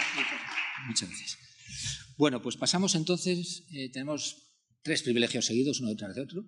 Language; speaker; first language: Spanish; native; Spanish